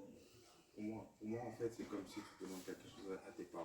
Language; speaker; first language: French; native; French